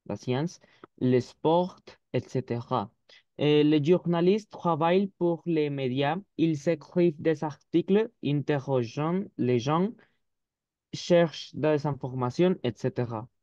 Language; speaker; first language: French; non-native, learner; Spanish